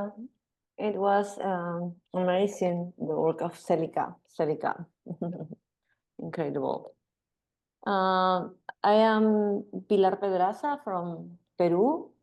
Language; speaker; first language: English; non-native, learner; Spanish